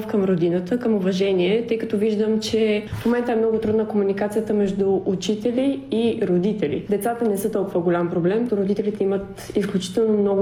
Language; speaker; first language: Bulgarian; native; Bulgarian